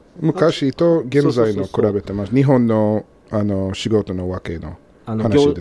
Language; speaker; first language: Japanese; non-native, learner; English